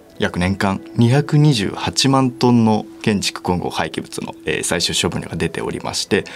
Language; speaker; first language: Japanese; native; Japanese